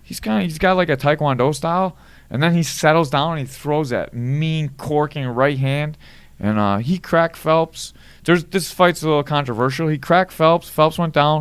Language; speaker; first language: English; native; English